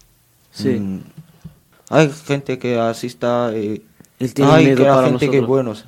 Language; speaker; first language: Spanish; non-native, learner; Arabic